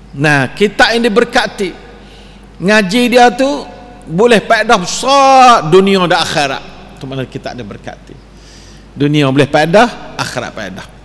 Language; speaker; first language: Malay; native; Malay